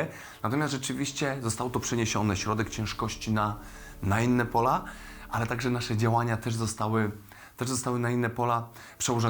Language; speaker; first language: Polish; native; Polish